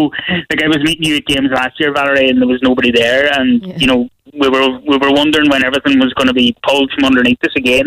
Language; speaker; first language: English; native; English